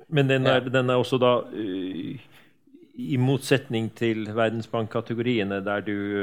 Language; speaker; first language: Norwegian; native; Norwegian